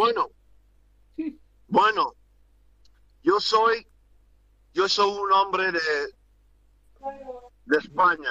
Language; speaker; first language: Spanish; non-native, learner; English